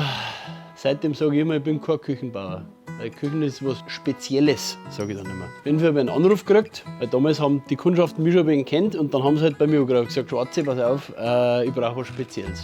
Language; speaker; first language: German; native; German